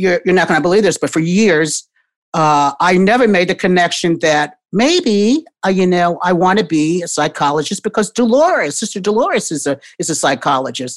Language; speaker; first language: English; native; English